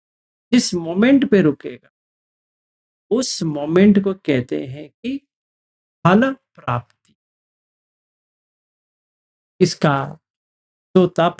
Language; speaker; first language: Hindi; native; Hindi